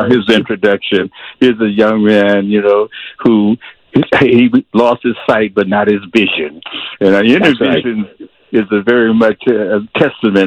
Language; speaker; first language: English; native; English